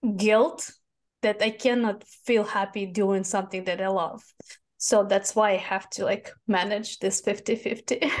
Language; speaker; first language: English; non-native, fluent; Russian